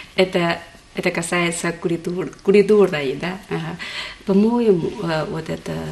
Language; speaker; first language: Russian; non-native, learner; Chinese